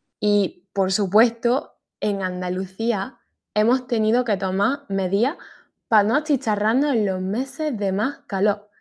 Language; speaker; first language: Spanish; native; Spanish